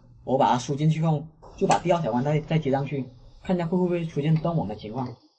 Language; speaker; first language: Chinese; native; Chinese